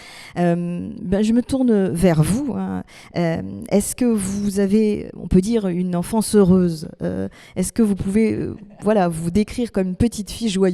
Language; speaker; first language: French; native; French